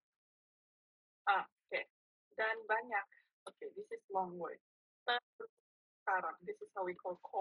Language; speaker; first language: English; non-native, fluent; Indonesian